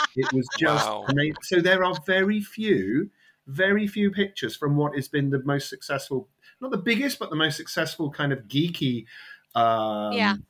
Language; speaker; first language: English; native; English